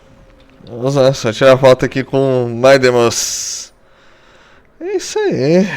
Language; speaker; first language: Portuguese; native; Portuguese